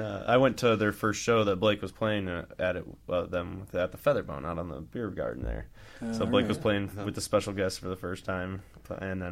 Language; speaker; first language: English; native; English